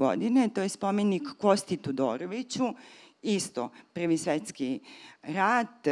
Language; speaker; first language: Serbian; native; Serbian